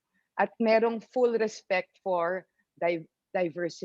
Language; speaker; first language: Filipino; native; Filipino